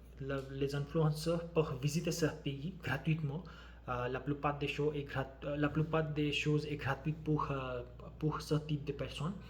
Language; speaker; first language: French; non-native, learner; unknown